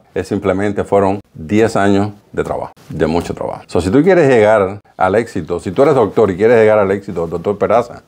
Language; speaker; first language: Spanish; native; Spanish